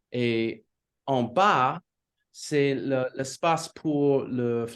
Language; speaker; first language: French; non-native, learner; English